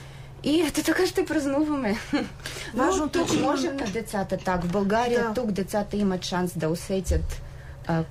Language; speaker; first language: Bulgarian; non-native, fluent; Ukrainian